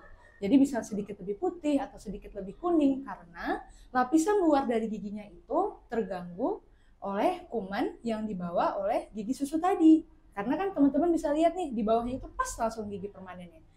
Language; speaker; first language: Indonesian; native; Indonesian